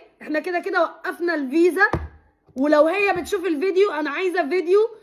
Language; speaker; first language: Arabic; native; Arabic